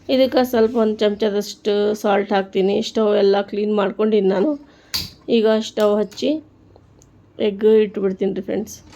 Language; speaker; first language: Kannada; non-native, local second language; Urdu